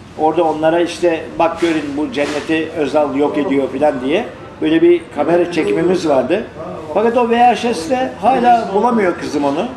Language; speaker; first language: Turkish; native; Turkish